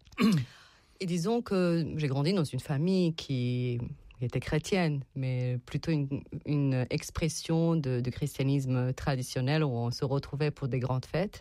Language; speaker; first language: French; non-native, fluent; Serbian